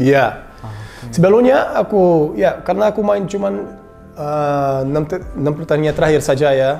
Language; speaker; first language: Indonesian; non-native, learner; Portuguese